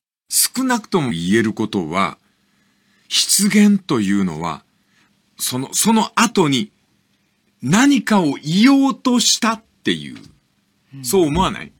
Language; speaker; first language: Japanese; native; Japanese